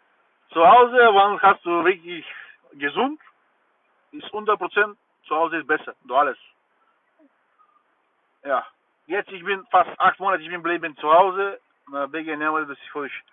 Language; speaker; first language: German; non-native, learner; Bulgarian